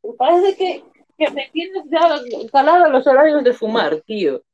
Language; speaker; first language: Spanish; native; Spanish